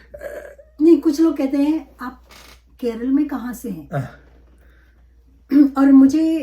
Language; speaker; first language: Hindi; non-native, local second language; Malayalam